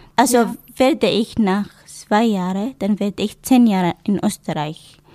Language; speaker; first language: German; non-native, learner; Ukrainian